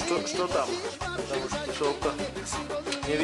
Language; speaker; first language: Russian; non-native, learner; Slovak